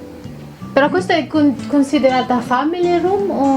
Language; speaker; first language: Italian; non-native, learner; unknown